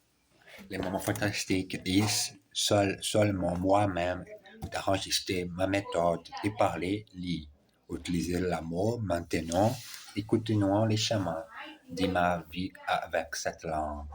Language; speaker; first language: French; non-native, learner; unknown